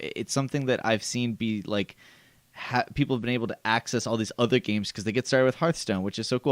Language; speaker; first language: English; native; English